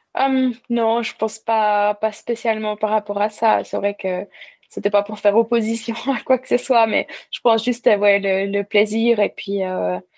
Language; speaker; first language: French; native; French